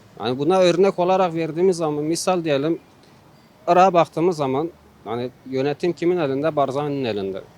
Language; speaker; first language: Turkish; non-native, local second language; Kurdish